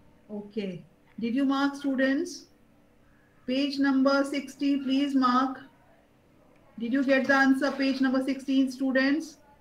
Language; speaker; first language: English; non-native, local second language; Hindi